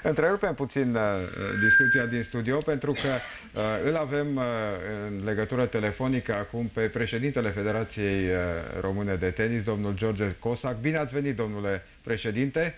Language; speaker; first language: Romanian; native; Romanian